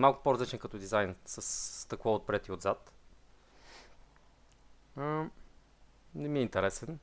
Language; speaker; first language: Bulgarian; native; Bulgarian